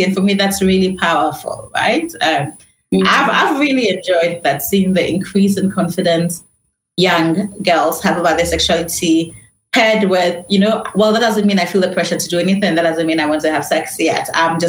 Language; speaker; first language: English; non-native, local second language; Akan